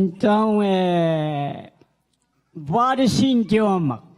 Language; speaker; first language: Portuguese; non-native, local second language; Guarani